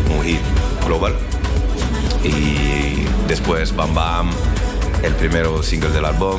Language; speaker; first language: Spanish; non-native, learner; French